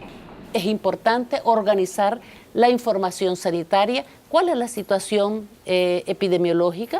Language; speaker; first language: Spanish; native; Spanish